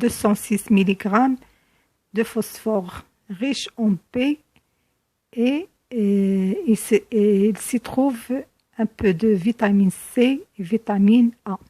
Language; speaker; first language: French; non-native, local second language; Arabic